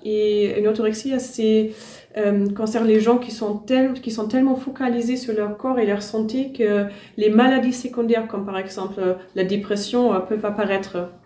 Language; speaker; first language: French; non-native, learner; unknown